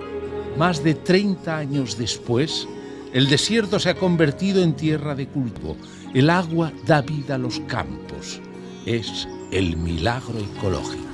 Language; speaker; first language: Spanish; native; Spanish